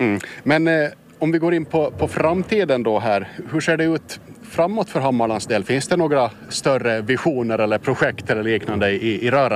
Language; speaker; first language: Swedish; native; Swedish